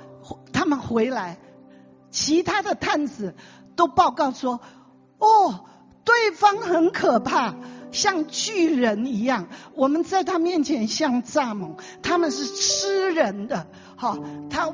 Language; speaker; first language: Chinese; native; Chinese